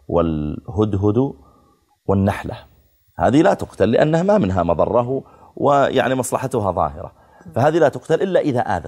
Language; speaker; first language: Arabic; native; Arabic